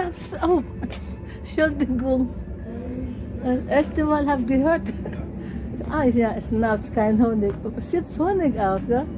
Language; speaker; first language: German; non-native, learner; Filipino